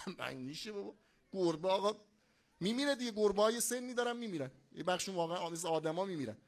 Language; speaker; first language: Persian; non-native, local second language; Azerbaijani